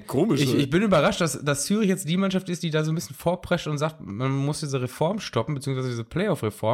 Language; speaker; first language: German; native; German